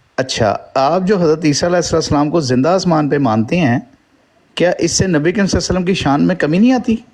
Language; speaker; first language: Urdu; non-native, local second language; Punjabi